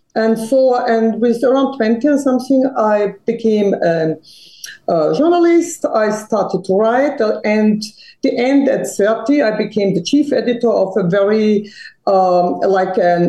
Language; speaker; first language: English; non-native, fluent; Serbian